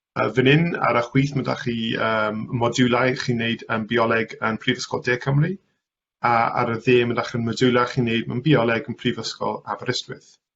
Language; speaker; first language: Welsh; non-native, local second language; English